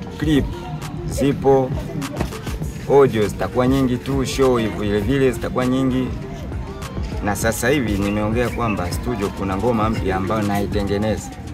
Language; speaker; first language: Swahili; native; Swahili